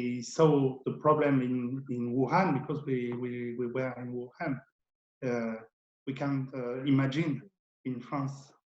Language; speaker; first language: English; non-native, learner; French